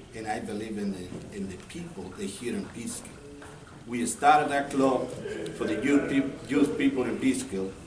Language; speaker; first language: English; non-native, learner; Spanish